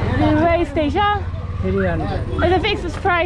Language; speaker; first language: English; non-native, learner; Korean